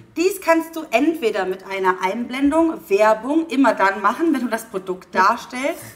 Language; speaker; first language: German; native; German